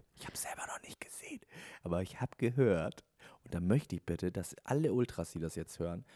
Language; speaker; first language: German; native; German